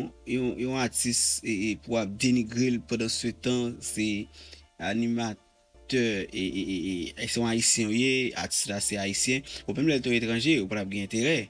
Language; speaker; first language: Haitian Creole; native; Haitian Creole